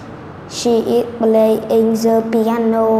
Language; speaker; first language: English; non-native, learner; Vietnamese